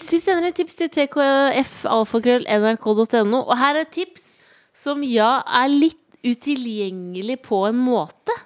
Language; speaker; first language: Norwegian; native; Norwegian